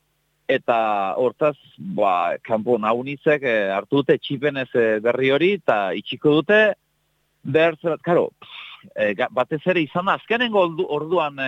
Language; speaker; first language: Basque; native; Basque